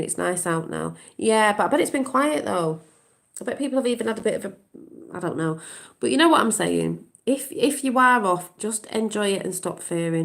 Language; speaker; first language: English; native; English